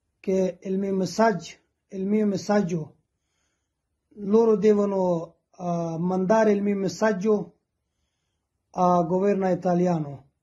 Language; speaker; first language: Italian; non-native, learner; Persian